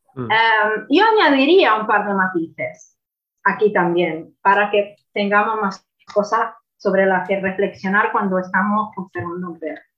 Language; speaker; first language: Spanish; non-native, fluent; Italian